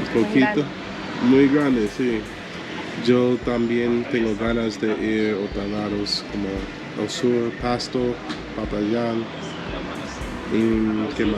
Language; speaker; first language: Spanish; non-native, learner; English